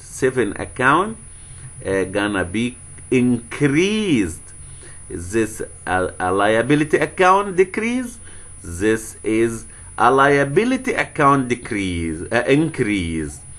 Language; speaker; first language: English; non-native, fluent; Arabic